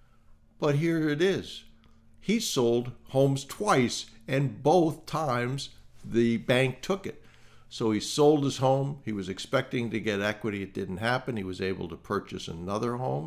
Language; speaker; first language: English; native; English